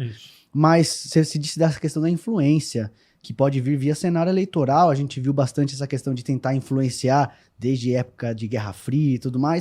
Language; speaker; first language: Portuguese; native; Portuguese